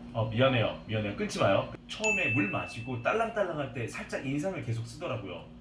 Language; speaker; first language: Korean; native; Korean